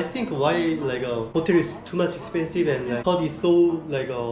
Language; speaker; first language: English; non-native, learner; Korean